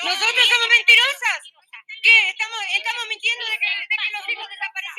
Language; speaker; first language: Spanish; native; Spanish